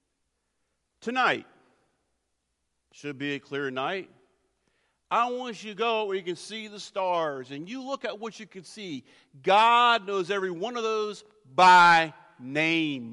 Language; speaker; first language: English; native; English